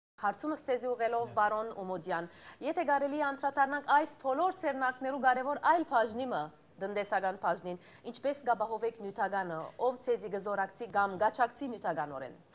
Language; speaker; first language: Armenian; native; Armenian